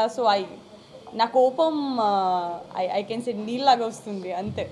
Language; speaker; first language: Telugu; non-native, learner; Gujarati